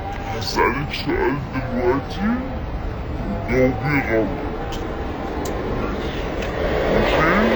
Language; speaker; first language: Arabic; native; Arabic